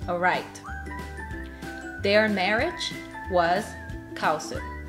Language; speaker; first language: English; non-native, fluent; Japanese